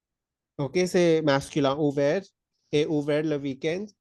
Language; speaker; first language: French; non-native, fluent; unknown